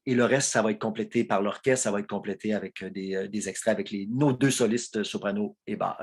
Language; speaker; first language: French; native; French